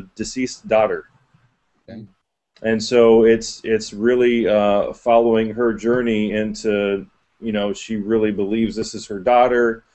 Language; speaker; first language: English; native; English